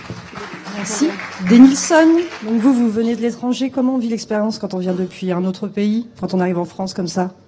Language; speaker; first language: French; native; French